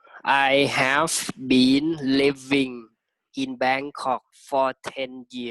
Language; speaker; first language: English; non-native, learner; Thai